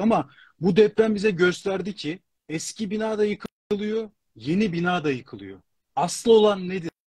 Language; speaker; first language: Turkish; native; Turkish